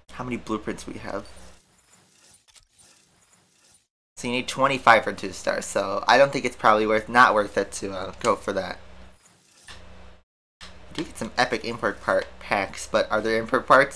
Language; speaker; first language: English; native; English